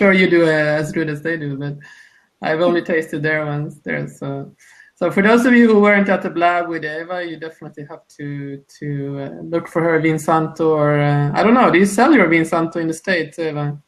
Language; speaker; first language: English; non-native, fluent; Italian